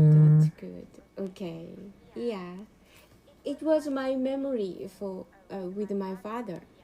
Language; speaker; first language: English; non-native, learner; Korean